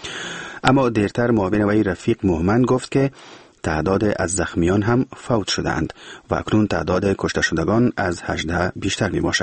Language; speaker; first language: Persian; native; Persian